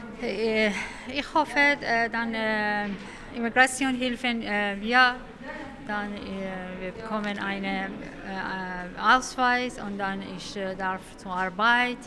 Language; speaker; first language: German; non-native, learner; Persian